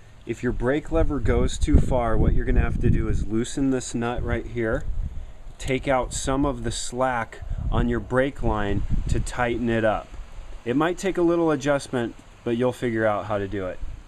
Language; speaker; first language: English; native; English